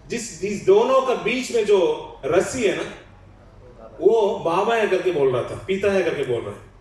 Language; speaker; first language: Hindi; non-native, local second language; Telugu